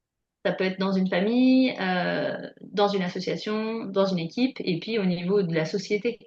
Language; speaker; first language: French; native; French